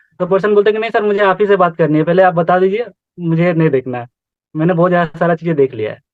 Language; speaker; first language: Hindi; native; Hindi